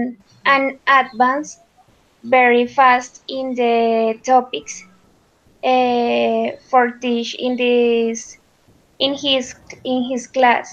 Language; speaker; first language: English; non-native, learner; Spanish